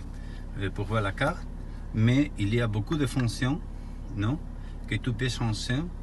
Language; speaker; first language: French; non-native, learner; Spanish